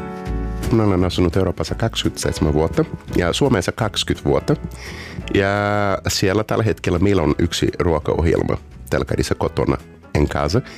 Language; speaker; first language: Finnish; non-native, fluent; Portuguese